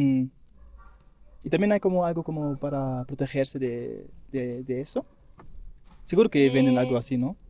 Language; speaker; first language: Spanish; non-native, fluent; German